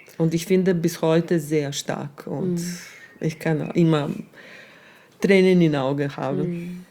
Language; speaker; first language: German; non-native, fluent; Serbian